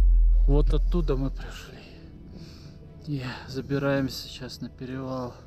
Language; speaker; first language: Russian; native; Russian